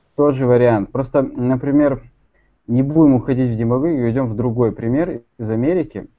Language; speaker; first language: Russian; native; Russian